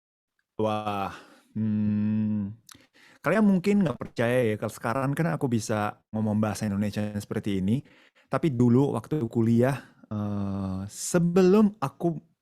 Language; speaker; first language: Indonesian; non-native, fluent; Japanese